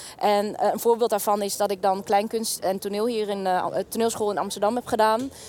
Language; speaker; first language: Dutch; early bilingual, other home language; Vietnamese